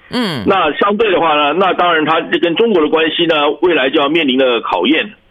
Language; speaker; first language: Chinese; native; Chinese